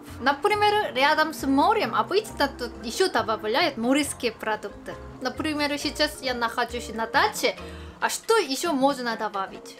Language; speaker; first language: Russian; non-native, fluent; Korean